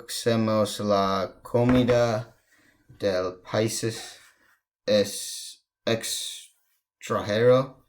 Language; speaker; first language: Spanish; non-native, learner; English